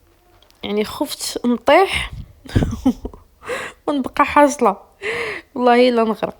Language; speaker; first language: Arabic; native; Arabic